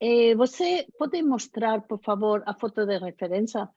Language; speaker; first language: Portuguese; non-native, learner; Spanish